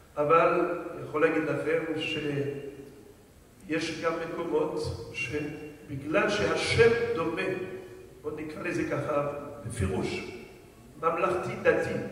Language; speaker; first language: Hebrew; non-native, fluent; French